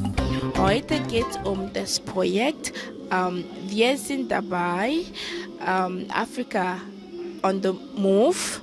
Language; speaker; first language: German; non-native, fluent; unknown